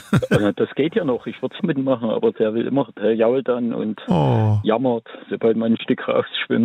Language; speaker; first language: German; native; German